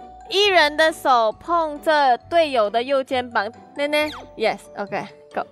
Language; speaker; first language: Chinese; native; Chinese